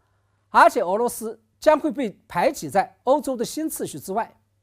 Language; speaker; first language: Chinese; native; Chinese